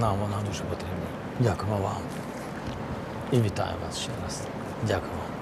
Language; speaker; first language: Ukrainian; non-native, local second language; Russian